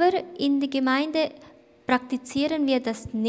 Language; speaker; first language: German; non-native, fluent; Thai